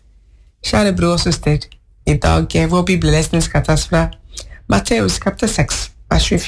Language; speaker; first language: Norwegian; non-native, learner; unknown